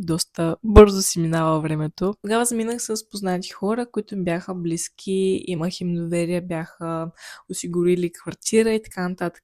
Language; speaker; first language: Bulgarian; native; Bulgarian